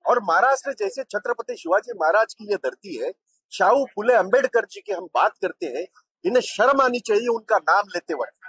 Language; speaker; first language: Hindi; non-native, local second language; Marathi